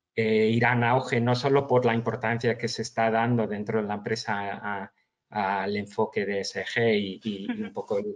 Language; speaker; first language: Spanish; early bilingual, heritage; Spanish